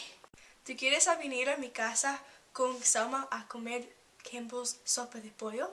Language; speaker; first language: Spanish; non-native, learner; English